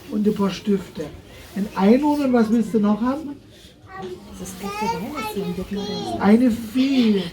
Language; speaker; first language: German; native; German